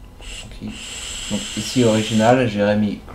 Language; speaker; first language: French; native; French